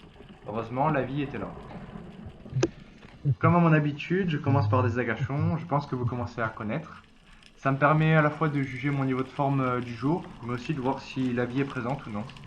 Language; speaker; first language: French; native; French